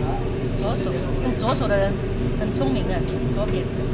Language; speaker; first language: Chinese; native; Chinese